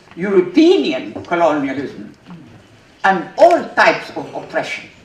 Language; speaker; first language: English; non-native, fluent; Arabic